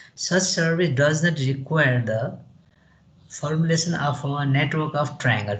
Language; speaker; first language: English; non-native, local second language; Nepali